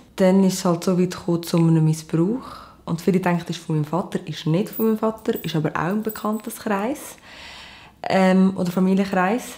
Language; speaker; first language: German; early bilingual, other home language; Portuguese